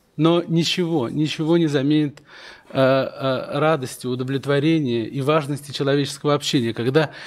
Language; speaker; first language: Russian; native; Russian